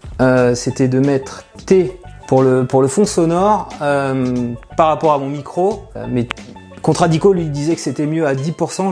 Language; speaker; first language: French; native; French